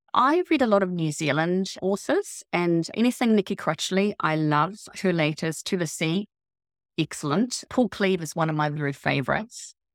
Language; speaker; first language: English; non-native, fluent; Swedish